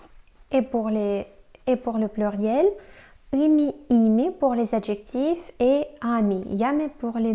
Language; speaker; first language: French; non-native, fluent; Russian